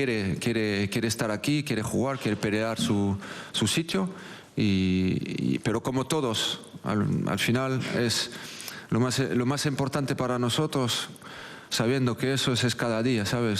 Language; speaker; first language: Spanish; non-native, local second language; French